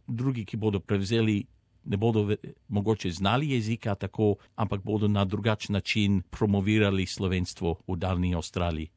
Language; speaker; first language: Slovenian; early bilingual, heritage; Slovenian